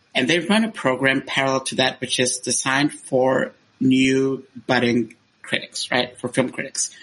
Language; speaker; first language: English; non-native, fluent; Spanish